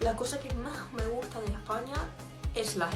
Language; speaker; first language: Spanish; non-native, fluent; English